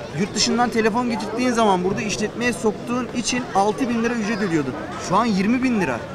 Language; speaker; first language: Turkish; native; Turkish